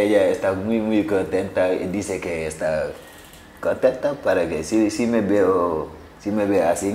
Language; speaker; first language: Spanish; non-native, learner; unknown